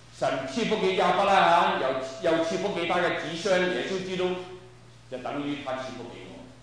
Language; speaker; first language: Chinese; non-native, local second language; Cantonese